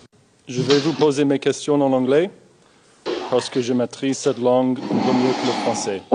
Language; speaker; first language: French; non-native, fluent; English